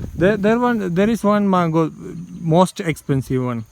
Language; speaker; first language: English; non-native, local second language; Malayalam